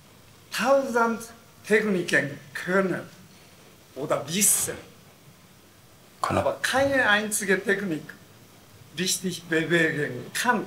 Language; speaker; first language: German; non-native, learner; Japanese